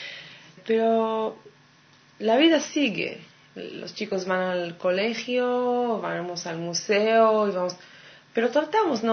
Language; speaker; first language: Spanish; non-native, fluent; Hebrew